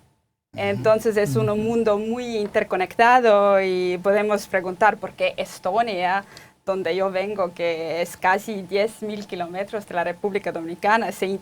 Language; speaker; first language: Spanish; non-native, fluent; Estonian